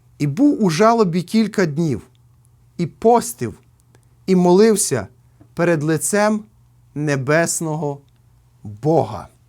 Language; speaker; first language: Ukrainian; native; Ukrainian